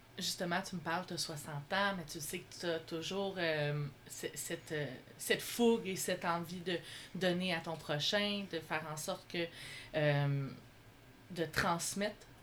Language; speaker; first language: French; native; French